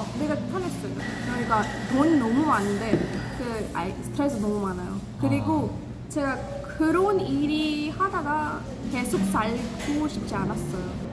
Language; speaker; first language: Korean; non-native, learner; Hindi